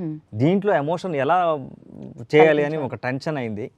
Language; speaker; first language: Telugu; non-native, learner; Kannada